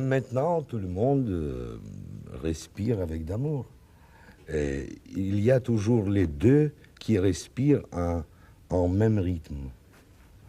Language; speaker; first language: French; non-native, learner; Russian